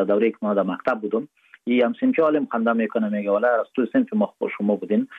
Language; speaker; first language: Persian; non-native, local second language; Pashto